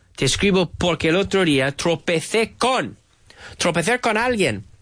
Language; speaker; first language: Spanish; non-native, learner; English